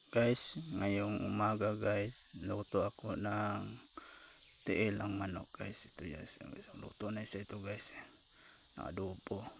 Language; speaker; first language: Filipino; non-native, local second language; Cebuano